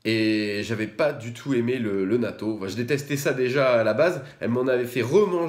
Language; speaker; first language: French; native; French